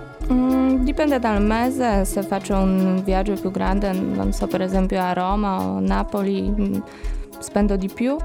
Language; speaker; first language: Italian; non-native, learner; Polish